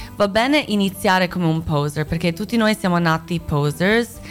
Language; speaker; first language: Italian; non-native, fluent; Croatian